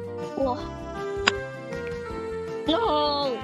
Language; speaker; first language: Chinese; early bilingual, heritage; Cantonese